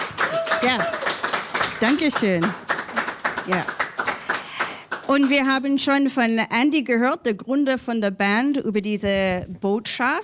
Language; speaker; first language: German; non-native, learner; English